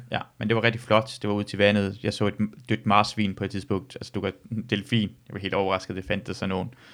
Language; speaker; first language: Danish; early bilingual, other home language; Persian